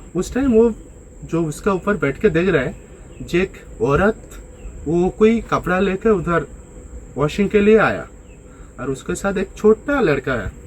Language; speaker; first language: Hindi; non-native, local second language; Bangla